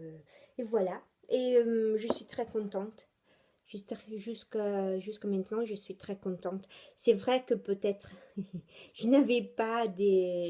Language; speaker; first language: French; non-native, fluent; Italian